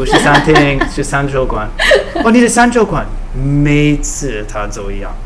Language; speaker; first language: Chinese; non-native, learner; English